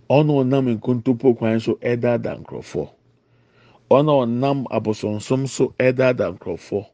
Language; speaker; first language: English; non-native, local second language; Akan